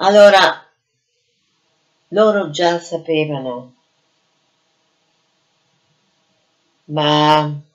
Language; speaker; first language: Italian; non-native, fluent; English